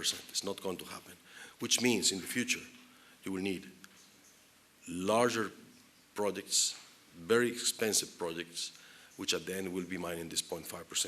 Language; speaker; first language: English; non-native, fluent; Spanish